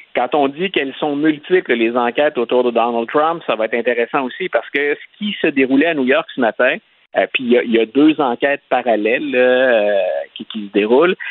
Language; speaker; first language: French; native; French